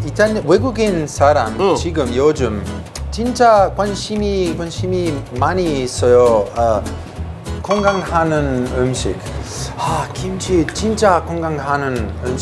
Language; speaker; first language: Korean; non-native, learner; Italian